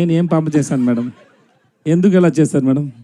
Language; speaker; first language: Telugu; non-native, learner; Tamil